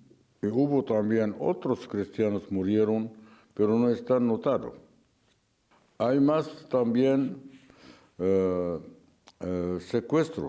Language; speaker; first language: Spanish; non-native, fluent; Arabic